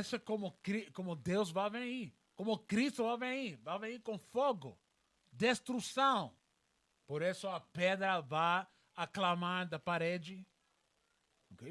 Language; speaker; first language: Portuguese; non-native, learner; Spanish